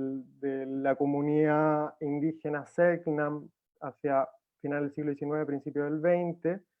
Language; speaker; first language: Spanish; native; Spanish